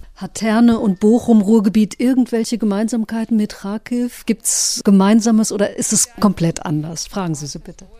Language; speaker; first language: German; native; German